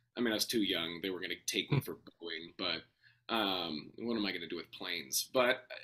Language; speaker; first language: English; native; English